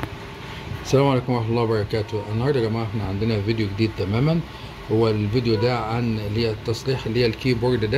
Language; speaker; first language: Arabic; native; Arabic